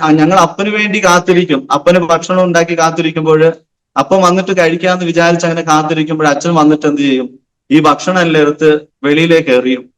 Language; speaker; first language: Malayalam; non-native, local second language; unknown